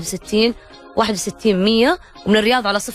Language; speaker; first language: Arabic; native; Arabic